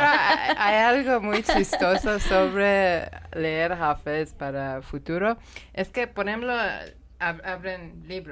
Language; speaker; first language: Spanish; non-native, learner; Persian